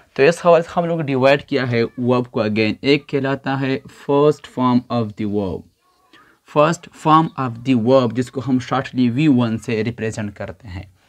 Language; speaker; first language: Urdu; non-native, local second language; Pashto